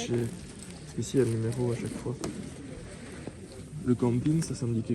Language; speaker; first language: French; native; French